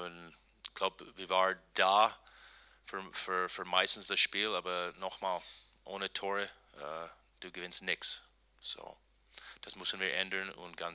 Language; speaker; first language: German; non-native, learner; English